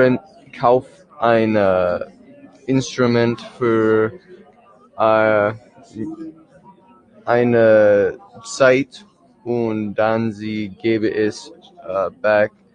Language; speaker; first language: German; non-native, learner; English